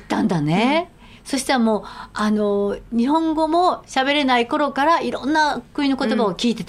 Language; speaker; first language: Japanese; native; Japanese